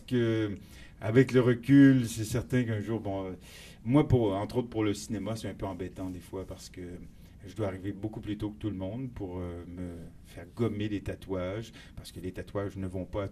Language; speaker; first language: French; native; French